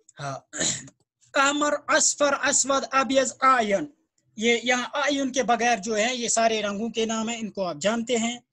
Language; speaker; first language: Hindi; non-native, local second language; Kashmiri